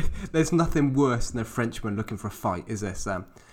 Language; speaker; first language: English; native; English